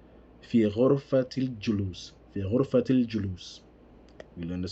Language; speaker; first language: Arabic; non-native, fluent; English